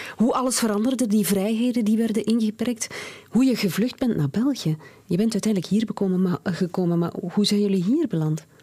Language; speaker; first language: Dutch; native; Dutch